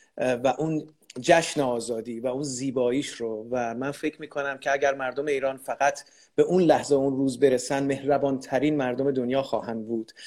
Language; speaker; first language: Persian; native; Persian